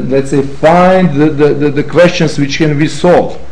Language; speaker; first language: English; non-native, fluent; Serbian